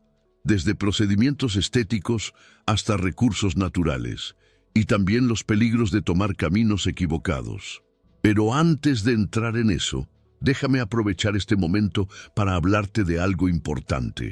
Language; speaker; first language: Spanish; native; Spanish